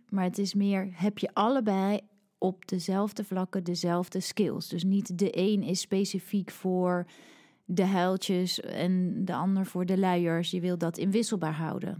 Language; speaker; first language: Dutch; native; Dutch